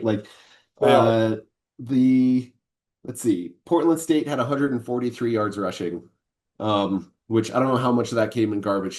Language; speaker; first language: English; native; English